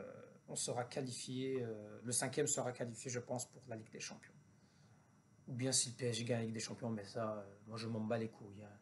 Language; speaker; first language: French; native; French